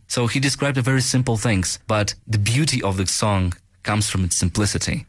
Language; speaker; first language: English; non-native, fluent; Russian